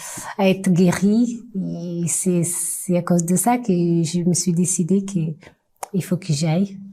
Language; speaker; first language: French; non-native, fluent; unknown